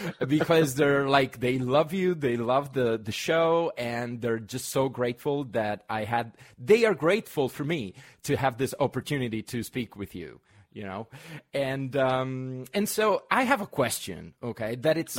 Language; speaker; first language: English; non-native, fluent; Italian